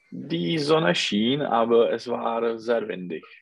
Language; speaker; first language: German; non-native, learner; Czech